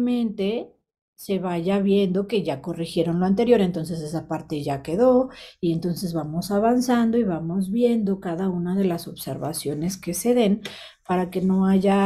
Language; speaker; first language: Spanish; native; Spanish